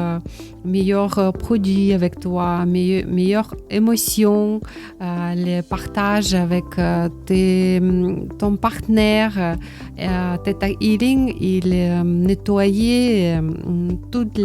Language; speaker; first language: French; non-native, learner; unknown